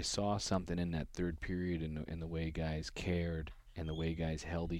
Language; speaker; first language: English; native; English